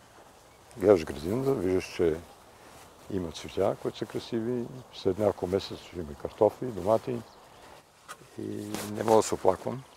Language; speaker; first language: Bulgarian; early bilingual, heritage; Bulgarian